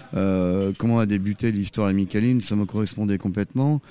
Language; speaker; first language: French; native; French